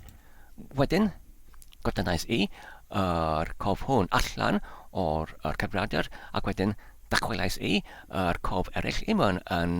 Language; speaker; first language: Welsh; non-native, learner; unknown